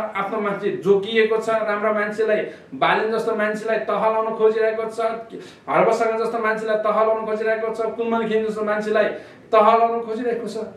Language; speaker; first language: Nepali; non-native, local second language; Eastern Tamang